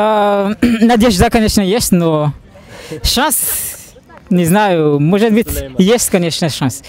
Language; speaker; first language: Russian; non-native, learner; French